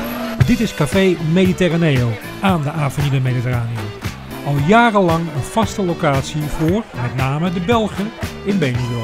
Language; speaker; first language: Dutch; native; Dutch